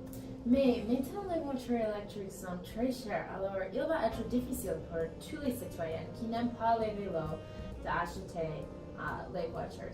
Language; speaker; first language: French; non-native, learner; English